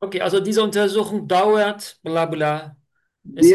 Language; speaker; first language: German; non-native, learner; Turkish